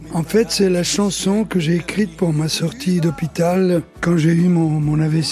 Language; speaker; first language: French; early bilingual, other home language; Italian